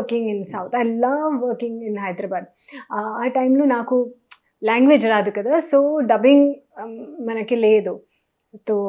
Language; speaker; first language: Telugu; non-native, learner; Hindi